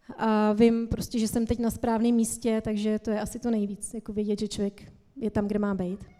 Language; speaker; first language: Czech; native; Czech